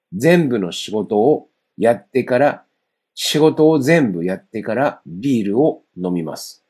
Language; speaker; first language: Japanese; non-native, fluent; Chinese